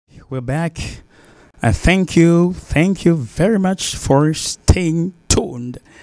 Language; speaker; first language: English; non-native, fluent; Haitian Creole